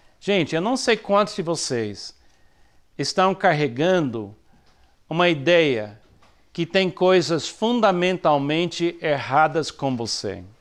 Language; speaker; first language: Portuguese; non-native, fluent; English